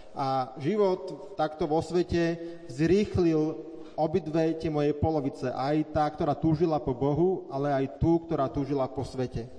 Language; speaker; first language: Slovak; native; Slovak